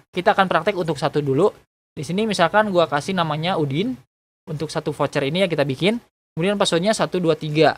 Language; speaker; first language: Indonesian; native; Indonesian